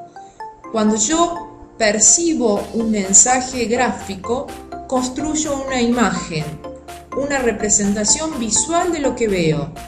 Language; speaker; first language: Spanish; native; Spanish